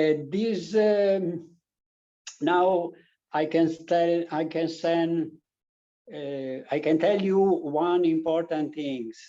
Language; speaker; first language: English; non-native, learner; Italian